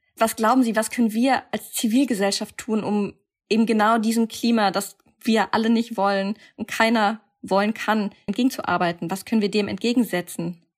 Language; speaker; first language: German; native; German